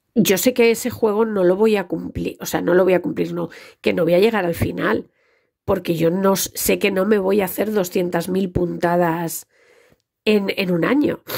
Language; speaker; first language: Spanish; native; Spanish